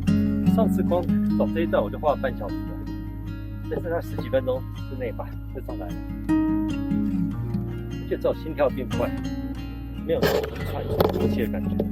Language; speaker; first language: Chinese; native; Chinese